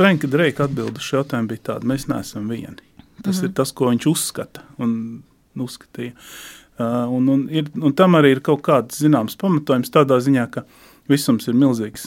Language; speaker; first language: Latvian; native; Latvian